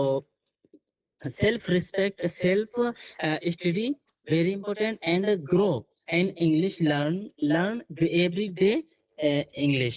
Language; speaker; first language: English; non-native, learner; Hindi